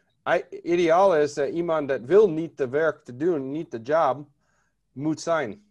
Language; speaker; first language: Dutch; non-native, learner; English